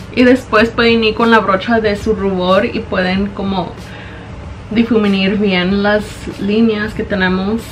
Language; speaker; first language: Spanish; early bilingual, heritage; Spanish